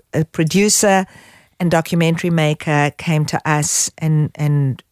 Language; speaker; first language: English; native; English